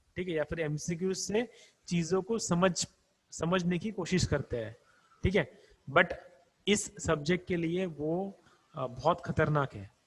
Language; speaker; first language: Hindi; non-native, local second language; Marathi